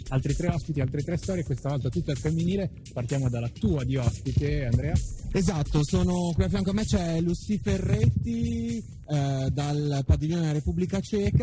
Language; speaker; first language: Italian; native; Italian